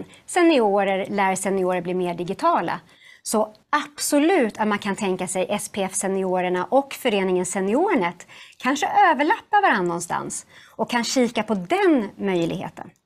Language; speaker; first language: Swedish; native; Swedish